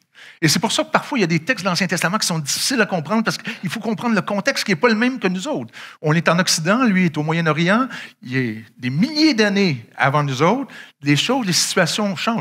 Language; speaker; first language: French; native; French